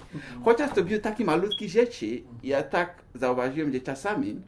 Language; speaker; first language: Polish; non-native, learner; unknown